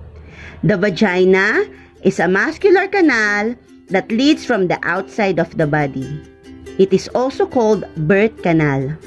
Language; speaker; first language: English; non-native, local second language; Filipino